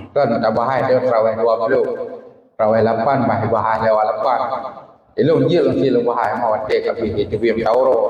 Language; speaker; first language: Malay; non-native, local second language; Achinese